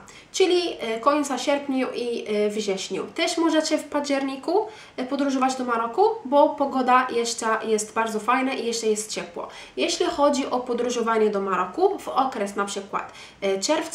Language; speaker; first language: Polish; non-native, fluent; Arabic